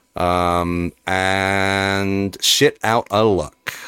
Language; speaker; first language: English; native; English